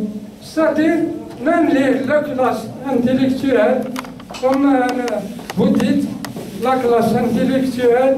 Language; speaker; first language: French; non-native, local second language; Kabyle